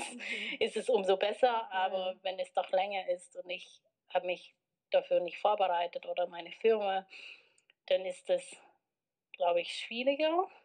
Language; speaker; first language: German; non-native, fluent; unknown